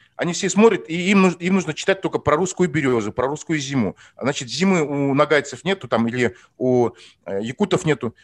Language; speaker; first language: Russian; non-native, local second language; Kazakh